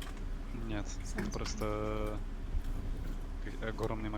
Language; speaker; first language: Russian; non-native, learner; English